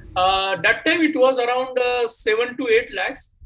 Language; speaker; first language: English; non-native, local second language; Marathi